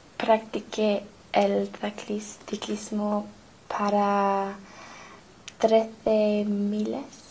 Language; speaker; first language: Spanish; non-native, learner; English